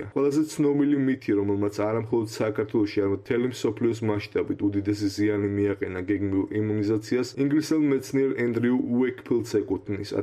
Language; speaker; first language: Georgian; native; Georgian